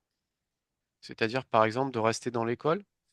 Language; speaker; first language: French; native; French